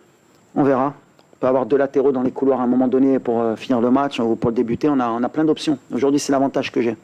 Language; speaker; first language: French; native; French